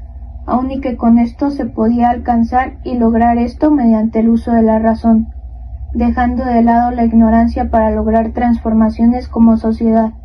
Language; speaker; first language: Spanish; native; Spanish